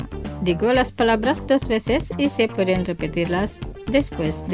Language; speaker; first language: Spanish; non-native, fluent; Indonesian